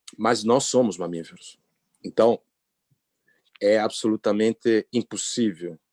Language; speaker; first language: Portuguese; non-native, fluent; Italian